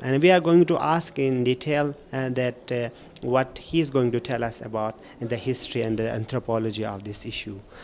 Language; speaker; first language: English; non-native, local second language; Urdu